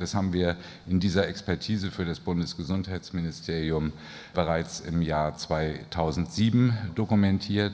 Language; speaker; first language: German; native; German